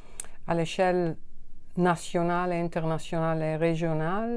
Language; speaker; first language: French; non-native, fluent; Dutch